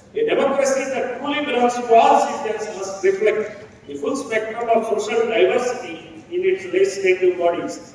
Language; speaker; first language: English; non-native, local second language; Telugu